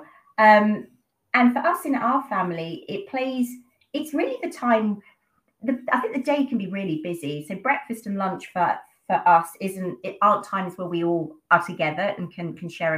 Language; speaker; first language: English; native; English